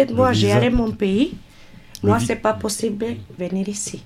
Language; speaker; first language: French; non-native, learner; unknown